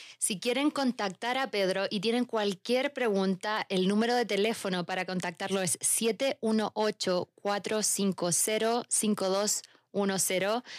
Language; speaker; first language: Spanish; native; Spanish